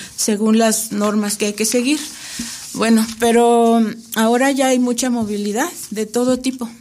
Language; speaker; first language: Spanish; native; Spanish